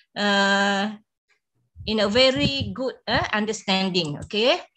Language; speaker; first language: English; non-native, local second language; Malay